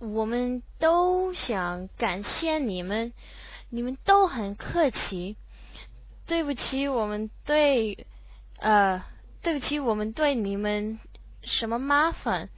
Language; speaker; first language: Chinese; non-native, learner; English